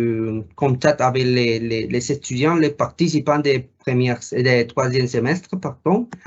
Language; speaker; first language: French; non-native, learner; Spanish